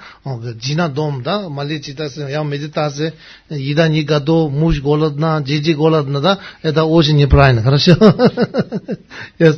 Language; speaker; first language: Russian; non-native, learner; Tibetan